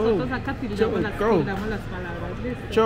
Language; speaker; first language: Spanish; native; Spanish